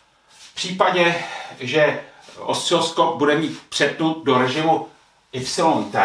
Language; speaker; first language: Czech; native; Czech